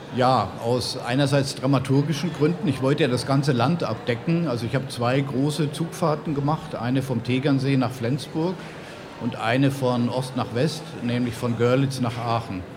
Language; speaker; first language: German; native; German